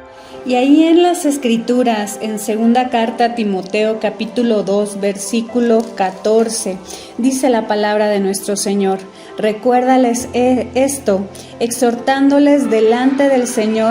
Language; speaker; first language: Spanish; native; Spanish